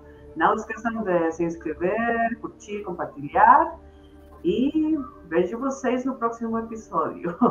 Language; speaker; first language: Portuguese; non-native, fluent; Spanish